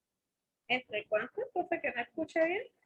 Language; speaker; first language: Spanish; native; Spanish